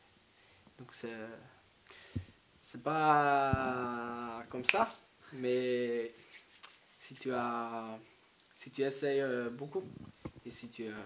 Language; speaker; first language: French; non-native, learner; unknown